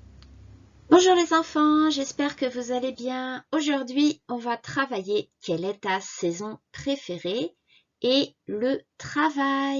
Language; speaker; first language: French; non-native, fluent; Japanese